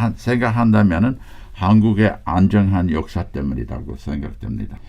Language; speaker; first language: Korean; non-native, fluent; English